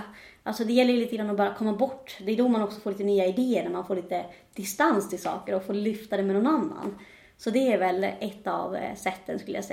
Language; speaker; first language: Swedish; native; Swedish